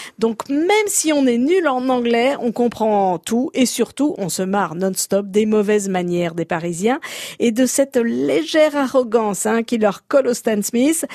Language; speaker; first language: French; native; French